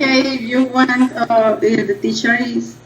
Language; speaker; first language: English; non-native, learner; Spanish